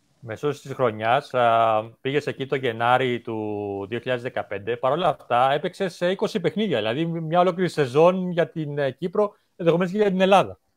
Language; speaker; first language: Greek; native; Greek